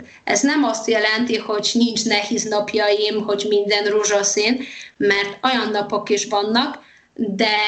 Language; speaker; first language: Hungarian; non-native, fluent; Polish